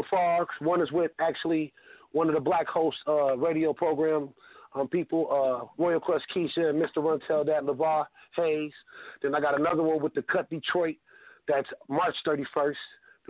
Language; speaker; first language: English; native; English